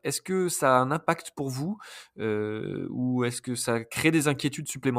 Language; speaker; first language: French; native; French